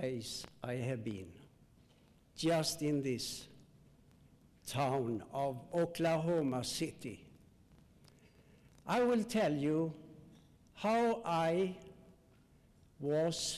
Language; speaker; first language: English; non-native, learner; Swedish